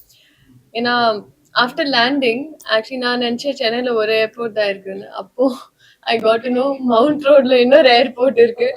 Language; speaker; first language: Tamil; non-native, learner; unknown